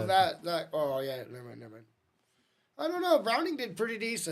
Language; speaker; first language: English; native; English